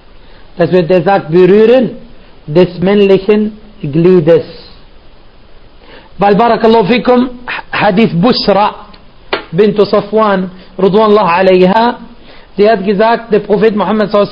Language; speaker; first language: German; non-native, fluent; Arabic